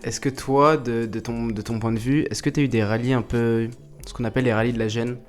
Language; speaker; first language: French; native; French